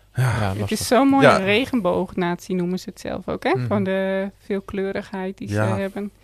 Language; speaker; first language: Dutch; native; Dutch